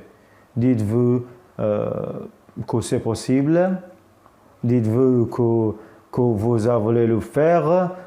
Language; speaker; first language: French; non-native, fluent; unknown